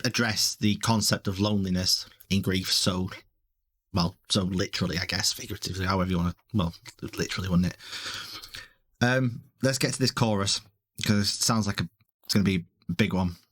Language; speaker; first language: English; native; English